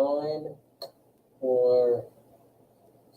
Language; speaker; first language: German; non-native, learner; English